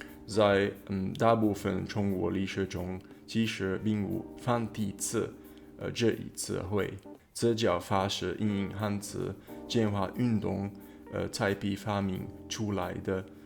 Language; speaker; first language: Chinese; non-native, fluent; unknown